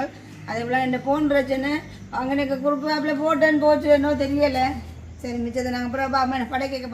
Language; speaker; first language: Tamil; native; Tamil